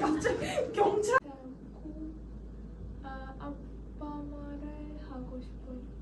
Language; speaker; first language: Korean; non-native, learner; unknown